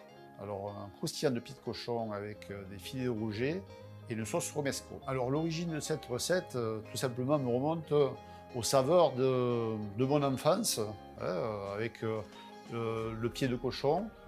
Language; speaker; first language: French; native; French